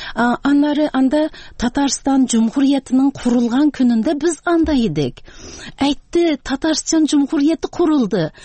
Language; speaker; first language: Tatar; early bilingual, heritage; Tatar